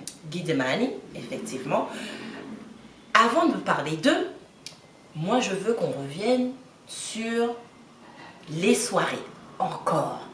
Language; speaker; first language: French; native; French